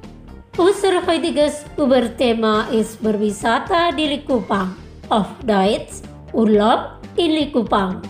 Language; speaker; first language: German; non-native, fluent; Indonesian